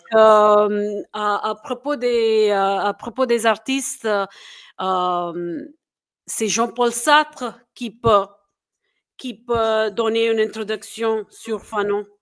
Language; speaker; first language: French; non-native, fluent; English